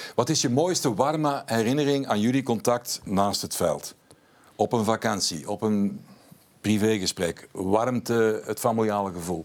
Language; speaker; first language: Dutch; native; Dutch